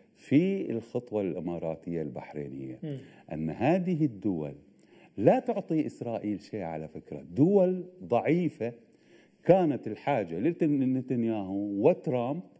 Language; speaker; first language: Arabic; native; Arabic